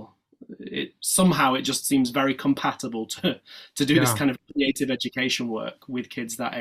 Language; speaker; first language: English; native; English